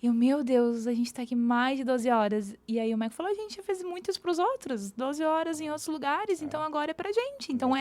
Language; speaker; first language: Portuguese; native; Portuguese